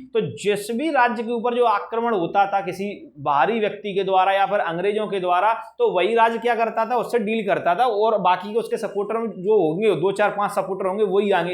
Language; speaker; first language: Hindi; native; Hindi